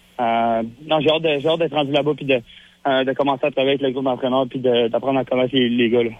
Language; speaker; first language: French; native; French